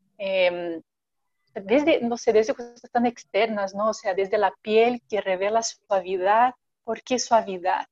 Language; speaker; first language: Spanish; non-native, fluent; Portuguese